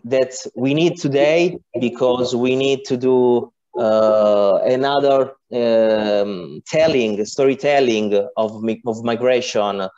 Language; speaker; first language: English; non-native, learner; Italian